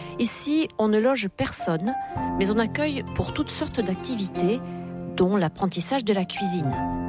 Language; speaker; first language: French; native; French